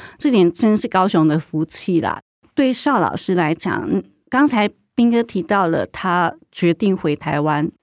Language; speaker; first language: Chinese; native; Chinese